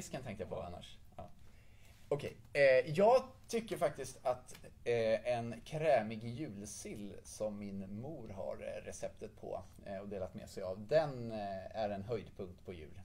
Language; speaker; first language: Swedish; native; Swedish